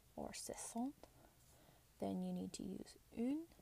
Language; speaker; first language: English; native; English